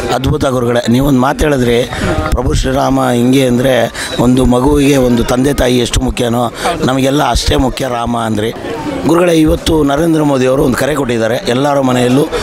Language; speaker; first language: Kannada; native; Kannada